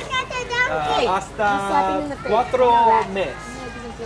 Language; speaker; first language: Spanish; non-native, learner; English